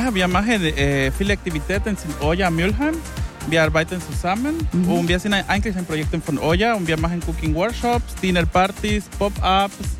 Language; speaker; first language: German; non-native, fluent; Spanish